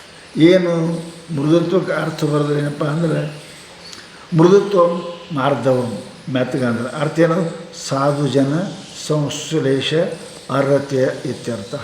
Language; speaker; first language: Kannada; native; Kannada